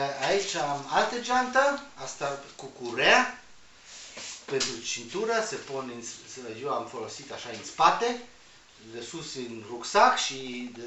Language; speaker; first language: Romanian; non-native, learner; Spanish